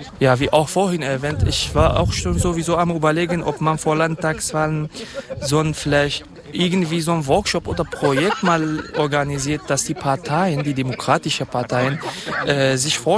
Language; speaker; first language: German; non-native, fluent; Kurdish